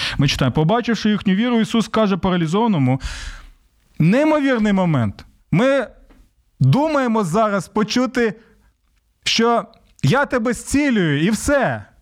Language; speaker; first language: Ukrainian; native; Ukrainian